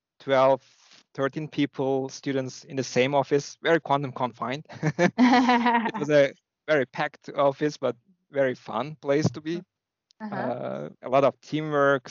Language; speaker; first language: English; non-native, fluent; Turkish